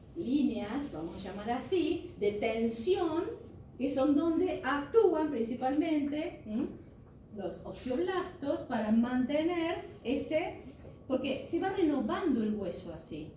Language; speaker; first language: Spanish; native; Spanish